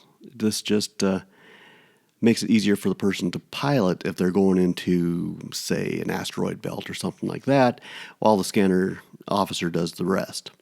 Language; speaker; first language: English; native; English